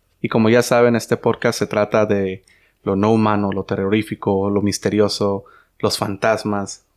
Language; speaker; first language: Spanish; native; Spanish